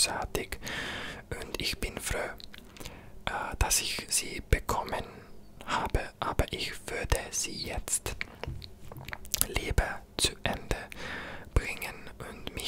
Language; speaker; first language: German; non-native, learner; English